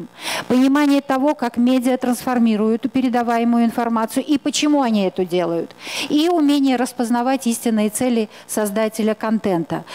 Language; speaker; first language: Russian; native; Russian